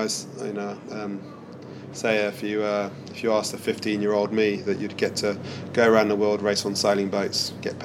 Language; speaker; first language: English; native; English